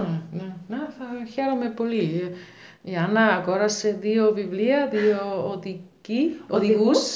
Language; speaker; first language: Greek; non-native, learner; German